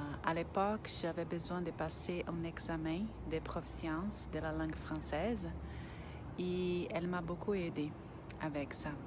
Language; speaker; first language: French; non-native, fluent; Portuguese